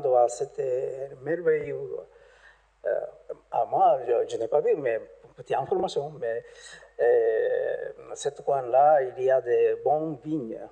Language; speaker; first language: French; non-native, learner; Japanese